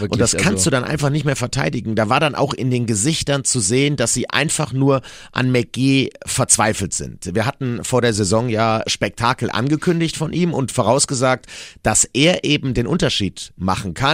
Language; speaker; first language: German; native; German